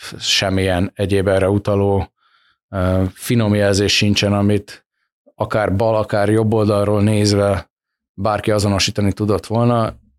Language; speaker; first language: Hungarian; native; Hungarian